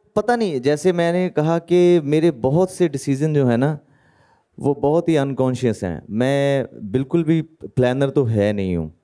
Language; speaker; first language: Hindi; native; Hindi